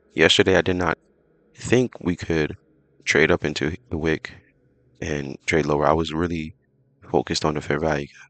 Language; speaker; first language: English; native; English